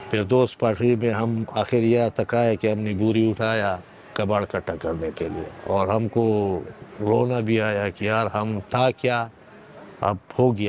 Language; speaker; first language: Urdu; non-native, fluent; Pashto